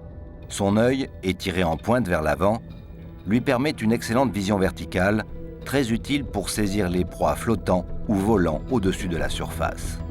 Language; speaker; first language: French; native; French